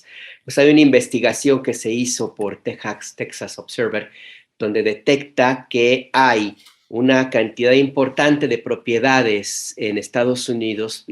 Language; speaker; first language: Spanish; native; Spanish